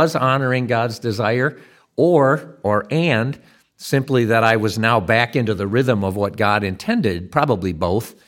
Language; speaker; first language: English; native; English